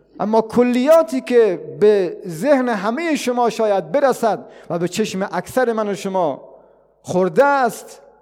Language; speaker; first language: Persian; non-native, local second language; Baluchi